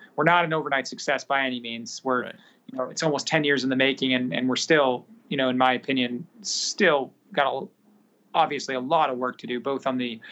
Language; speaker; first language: English; native; English